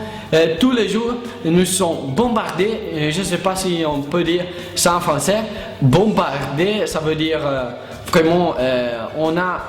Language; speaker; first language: French; non-native, learner; Italian